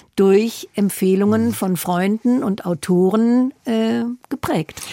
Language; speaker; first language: German; native; German